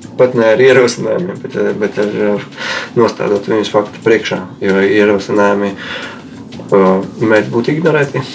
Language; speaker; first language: Latvian; non-native, local second language; Russian